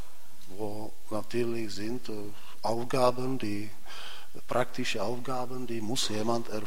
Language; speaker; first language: German; non-native, fluent; Czech